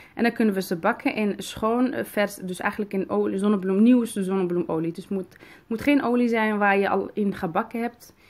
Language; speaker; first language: Dutch; early bilingual, other home language; Arabic